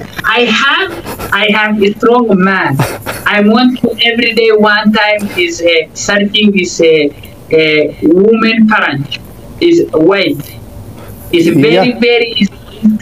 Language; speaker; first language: English; non-native, learner; Oromo